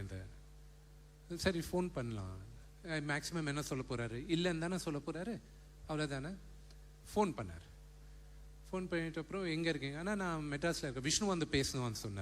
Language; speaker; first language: Tamil; non-native, local second language; Telugu